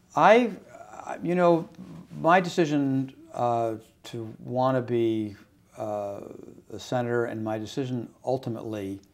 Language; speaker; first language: English; native; English